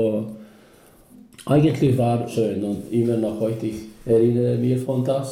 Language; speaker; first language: German; non-native, learner; Albanian